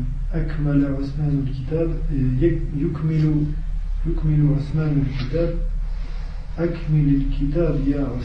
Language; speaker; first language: Arabic; non-native, learner; French